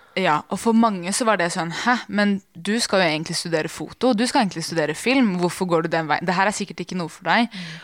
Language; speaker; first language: Norwegian; early bilingual, other home language; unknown